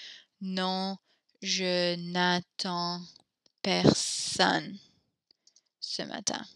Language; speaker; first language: French; non-native, learner; English